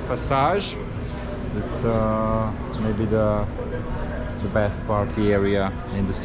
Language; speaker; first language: English; non-native, fluent; Hungarian